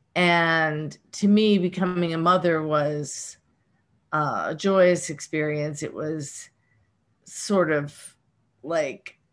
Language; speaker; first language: English; native; English